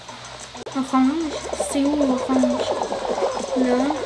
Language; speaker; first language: French; native; French